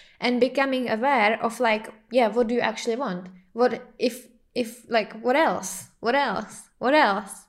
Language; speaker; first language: English; non-native, fluent; Czech